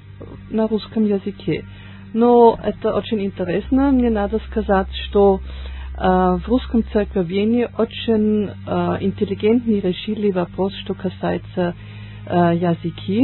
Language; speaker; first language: Russian; non-native, learner; German